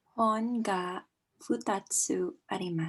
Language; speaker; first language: Japanese; non-native, learner; Filipino